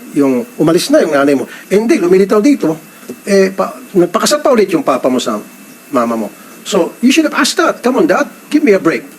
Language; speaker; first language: Filipino; native; Filipino